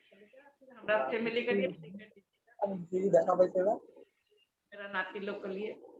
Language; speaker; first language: Hindi; non-native, local second language; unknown